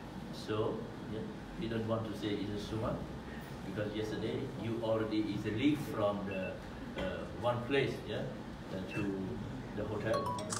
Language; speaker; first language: English; non-native, learner; Khmer